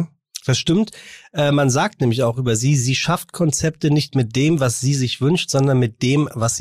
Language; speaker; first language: German; native; German